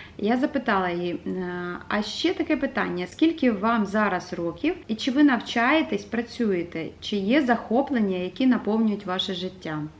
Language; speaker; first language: Ukrainian; non-native, local second language; Russian